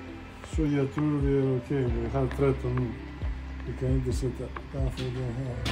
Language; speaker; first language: Swedish; non-native, fluent; Portuguese